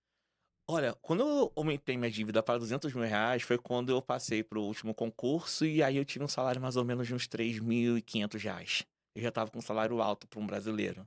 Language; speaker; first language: Portuguese; native; Portuguese